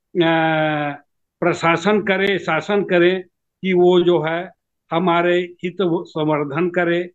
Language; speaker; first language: Hindi; native; Hindi